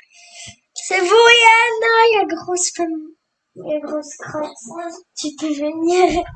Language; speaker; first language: French; native; French